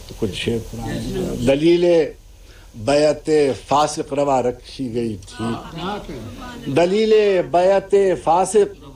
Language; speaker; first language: Urdu; native; Urdu